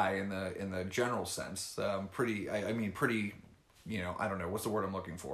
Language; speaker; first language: English; native; English